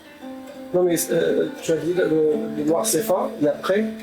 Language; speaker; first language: French; non-native, local second language; Arabic